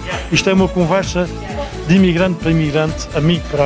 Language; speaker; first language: Portuguese; native; Portuguese